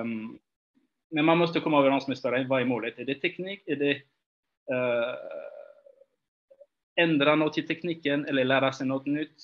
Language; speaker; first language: Swedish; non-native, fluent; French